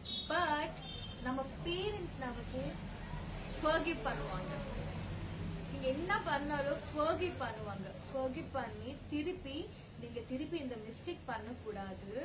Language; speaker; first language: Tamil; non-native, learner; Telugu